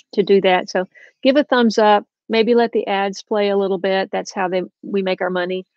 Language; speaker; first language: English; native; English